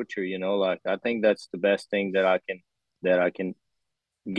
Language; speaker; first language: English; non-native, fluent; Portuguese